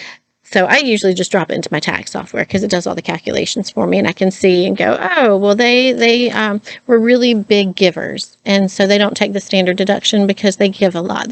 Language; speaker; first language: English; native; English